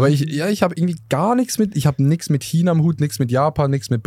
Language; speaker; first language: German; native; German